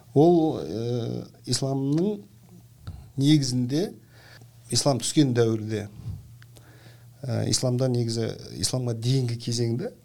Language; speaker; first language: Kazakh; native; Kazakh